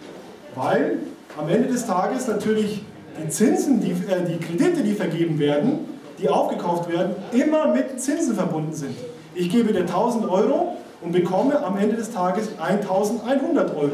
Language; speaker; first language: German; native; German